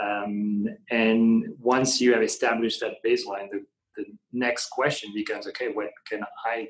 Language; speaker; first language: English; non-native, fluent; French